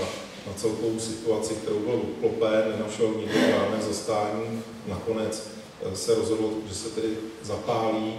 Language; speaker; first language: Czech; native; Czech